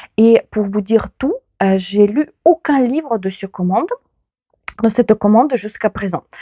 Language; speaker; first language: French; non-native, fluent; Ukrainian